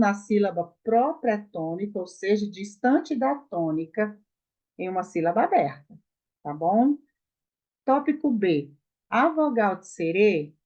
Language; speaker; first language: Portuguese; native; Portuguese